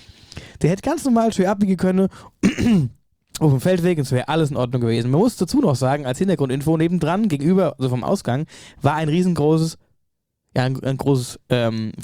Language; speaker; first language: German; native; German